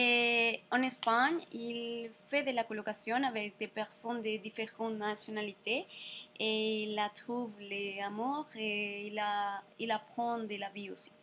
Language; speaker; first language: French; non-native, learner; Spanish